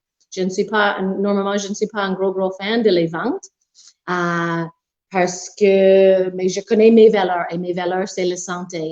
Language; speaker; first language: French; non-native, local second language; English